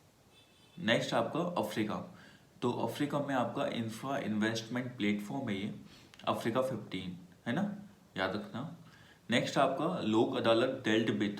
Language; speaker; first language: Hindi; native; Hindi